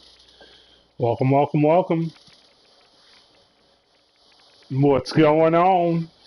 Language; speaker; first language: English; native; English